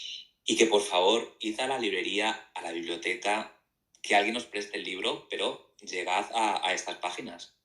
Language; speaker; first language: Spanish; native; Spanish